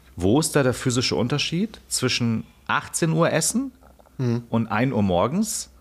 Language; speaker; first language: German; native; German